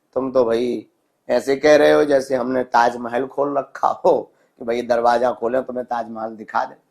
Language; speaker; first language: Hindi; native; Hindi